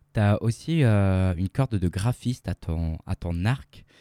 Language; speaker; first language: French; native; French